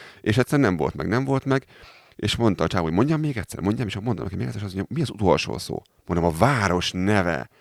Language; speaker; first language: Hungarian; native; Hungarian